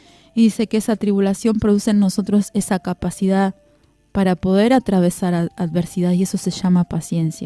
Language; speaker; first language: Spanish; native; Spanish